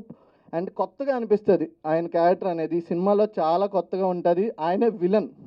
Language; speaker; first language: Telugu; native; Telugu